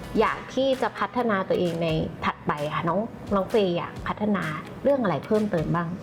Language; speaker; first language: Thai; native; Thai